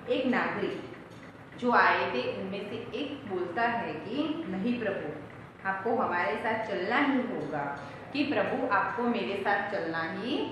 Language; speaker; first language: Hindi; non-native, local second language; Gujarati